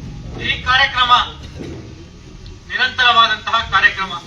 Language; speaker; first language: Kannada; native; Kannada